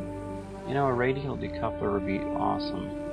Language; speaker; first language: English; native; English